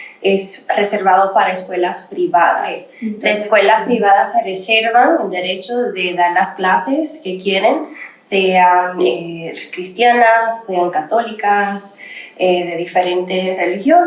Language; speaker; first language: Spanish; early bilingual, other home language; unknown